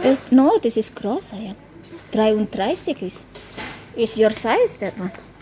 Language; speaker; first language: English; non-native, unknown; Indonesian